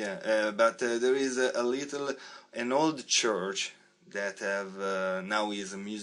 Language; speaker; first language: English; non-native, learner; Italian